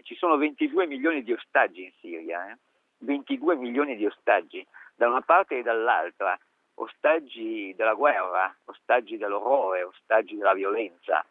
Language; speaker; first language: Italian; native; Italian